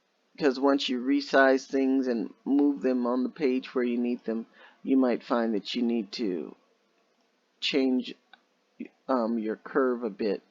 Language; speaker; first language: English; native; English